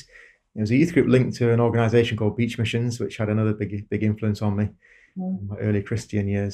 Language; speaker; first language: English; native; English